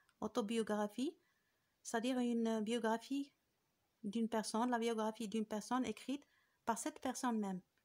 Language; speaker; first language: French; non-native, local second language; Arabic